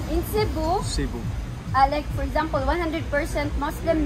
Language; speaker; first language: English; non-native, local second language; Cebuano